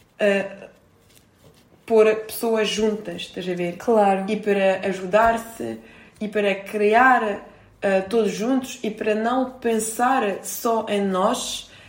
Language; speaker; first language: Portuguese; non-native, fluent; French